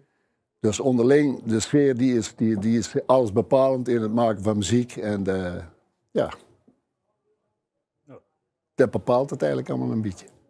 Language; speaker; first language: Dutch; native; Dutch